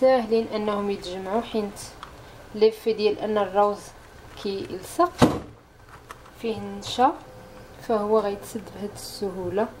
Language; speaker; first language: Arabic; native; Arabic